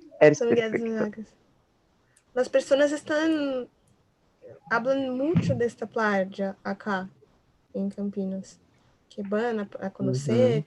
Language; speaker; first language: Spanish; non-native, learner; Portuguese